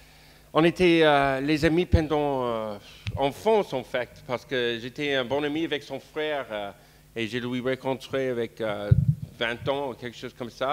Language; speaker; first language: French; non-native, fluent; English